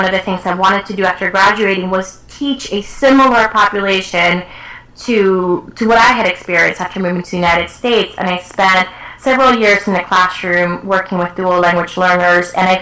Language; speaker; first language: English; early bilingual, other home language; Spanish